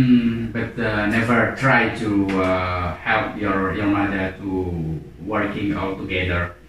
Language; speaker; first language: English; non-native, learner; Indonesian